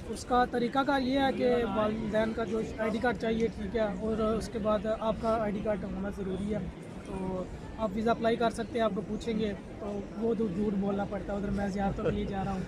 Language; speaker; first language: Urdu; native; Urdu